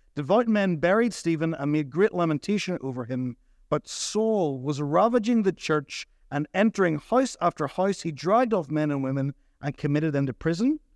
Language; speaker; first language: English; native; English